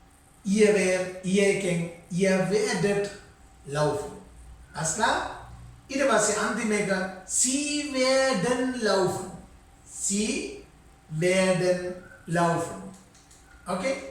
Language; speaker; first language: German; non-native, fluent; Sinhala